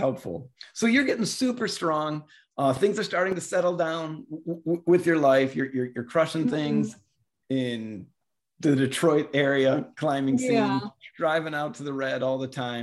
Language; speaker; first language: English; native; English